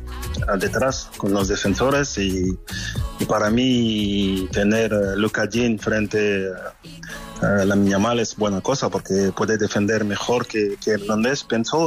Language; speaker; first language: Spanish; non-native, learner; French